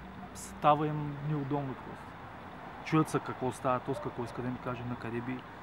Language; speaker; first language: Bulgarian; native; Bulgarian